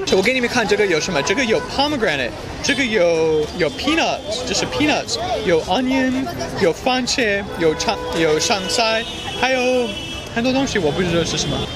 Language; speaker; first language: Chinese; non-native, learner; English